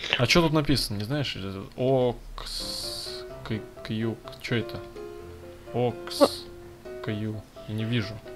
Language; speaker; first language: Russian; native; Russian